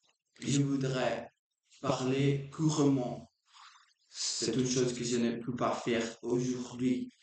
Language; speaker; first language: French; non-native, learner; Portuguese